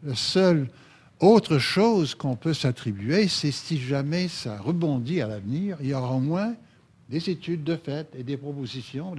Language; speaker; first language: French; native; French